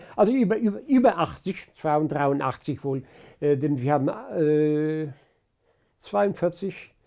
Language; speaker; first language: German; early bilingual, other home language; Polish